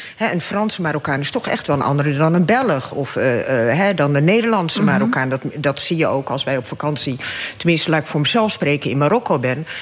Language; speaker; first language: Dutch; early bilingual, other home language; Arabic